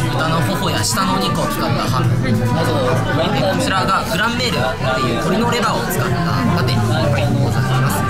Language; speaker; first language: Japanese; native; Japanese